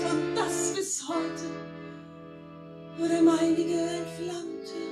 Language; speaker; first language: German; native; German